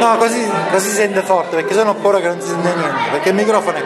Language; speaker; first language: Italian; native; Italian